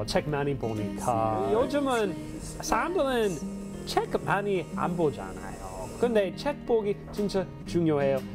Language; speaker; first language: Korean; non-native, fluent; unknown